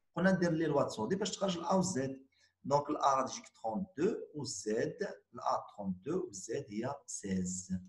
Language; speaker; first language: French; non-native, local second language; Arabic